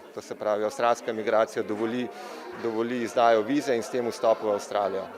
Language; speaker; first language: Slovenian; native; Slovenian